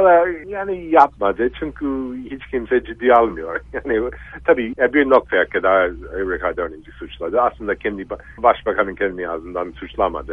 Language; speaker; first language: Turkish; non-native, fluent; English